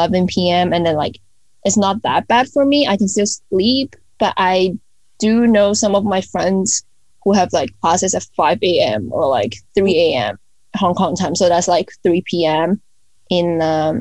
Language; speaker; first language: English; non-native, local second language; Cantonese